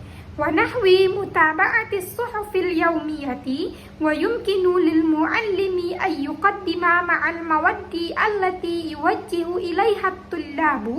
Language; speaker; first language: Arabic; non-native, learner; Indonesian